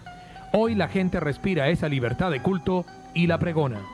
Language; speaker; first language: Spanish; native; Spanish